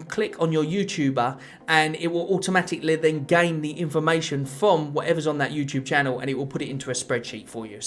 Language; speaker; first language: English; native; English